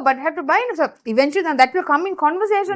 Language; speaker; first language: English; non-native, local second language; Sinhala